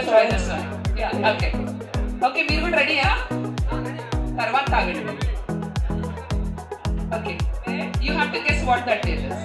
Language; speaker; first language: Telugu; native; Telugu